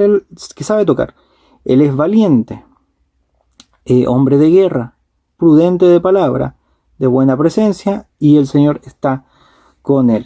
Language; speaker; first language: Spanish; native; Spanish